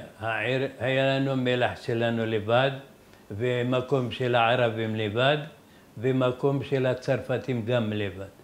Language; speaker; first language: Hebrew; non-native, fluent; Arabic